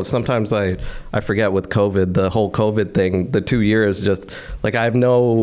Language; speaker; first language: English; non-native, local second language; Hindi